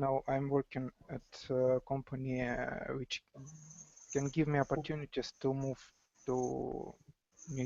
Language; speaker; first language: English; non-native, learner; Russian